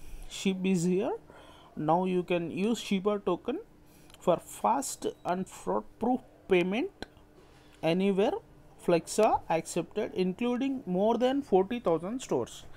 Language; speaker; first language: English; non-native, local second language; Telugu